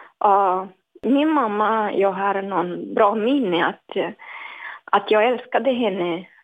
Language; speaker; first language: Swedish; non-native, fluent; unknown